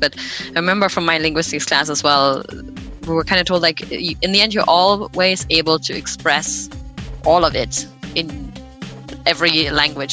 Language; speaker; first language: English; non-native, fluent; German